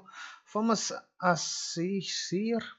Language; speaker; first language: Portuguese; non-native, learner; Dutch